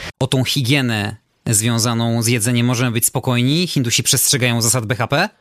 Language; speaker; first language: Polish; native; Polish